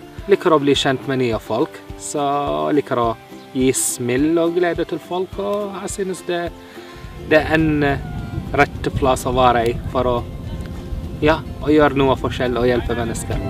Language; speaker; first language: Norwegian; non-native, fluent; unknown